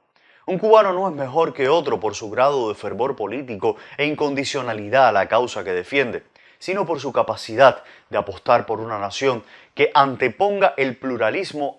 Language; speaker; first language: Spanish; native; Spanish